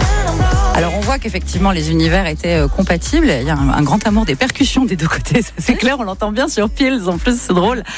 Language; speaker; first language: French; native; French